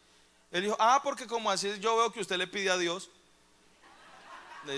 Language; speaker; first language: Spanish; native; Spanish